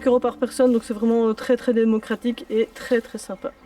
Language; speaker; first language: French; native; French